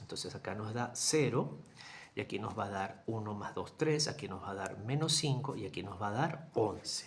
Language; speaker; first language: Spanish; native; Spanish